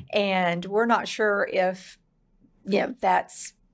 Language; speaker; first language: English; native; English